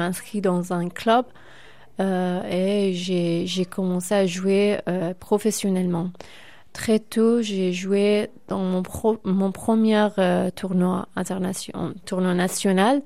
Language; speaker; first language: French; non-native, fluent; Persian